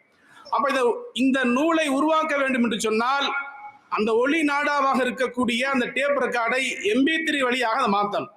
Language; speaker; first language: Tamil; native; Tamil